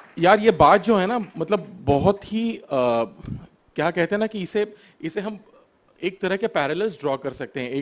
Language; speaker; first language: Hindi; non-native, local second language; Marathi